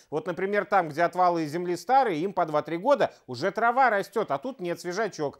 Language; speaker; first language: Russian; native; Russian